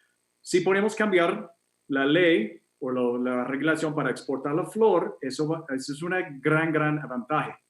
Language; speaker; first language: Spanish; non-native, fluent; English